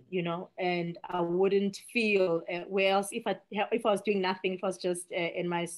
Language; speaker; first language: English; non-native, local second language; Xhosa